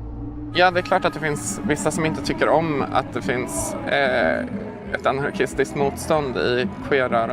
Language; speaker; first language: Swedish; native; Swedish